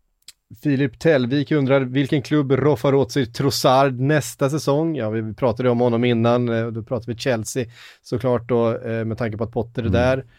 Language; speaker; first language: Swedish; native; Swedish